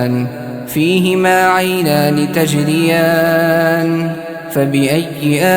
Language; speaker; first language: Arabic; native; Arabic